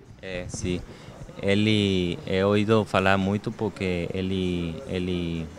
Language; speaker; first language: Portuguese; non-native, learner; Spanish